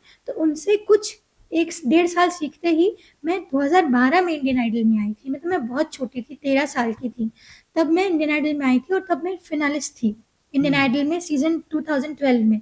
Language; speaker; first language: Hindi; native; Hindi